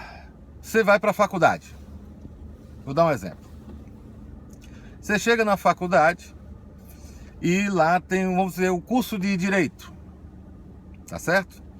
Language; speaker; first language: Portuguese; native; Portuguese